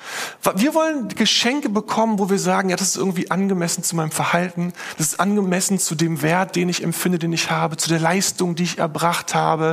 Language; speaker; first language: German; native; German